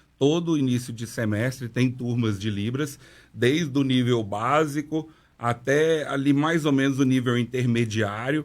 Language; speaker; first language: Portuguese; non-native, local second language; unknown